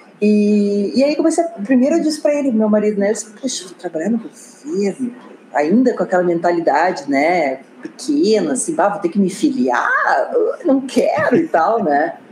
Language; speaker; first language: Portuguese; native; Portuguese